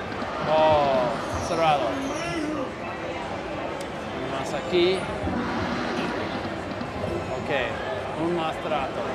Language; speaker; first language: Spanish; non-native, learner; English